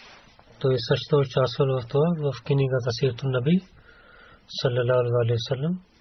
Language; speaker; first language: Bulgarian; non-native, learner; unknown